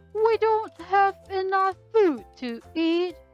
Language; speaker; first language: English; non-native, local second language; Malay